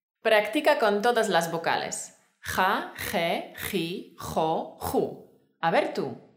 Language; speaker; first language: Spanish; native; Spanish